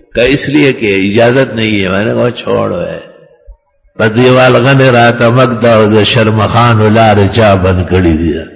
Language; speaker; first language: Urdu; non-native, local second language; Pashto